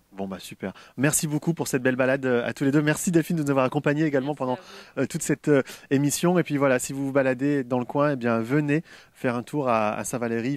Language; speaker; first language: French; native; French